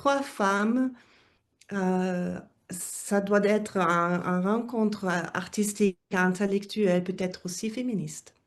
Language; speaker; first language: French; non-native, fluent; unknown